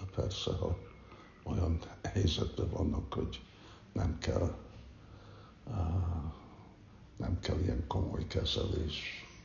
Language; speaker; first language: Hungarian; early bilingual, heritage; Hungarian